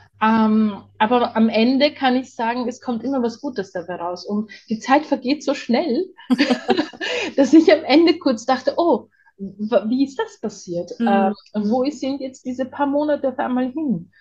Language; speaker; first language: German; native; German